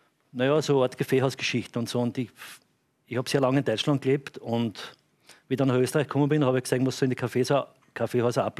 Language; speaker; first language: German; native; German